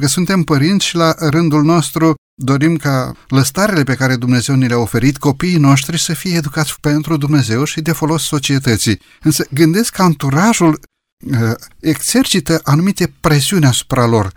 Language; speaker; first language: Romanian; native; Romanian